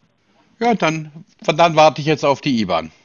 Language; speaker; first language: German; native; German